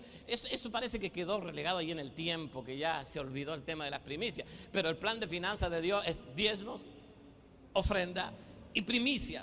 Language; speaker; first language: Spanish; native; Spanish